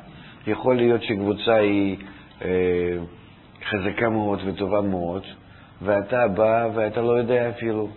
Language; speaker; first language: Hebrew; non-native, fluent; Russian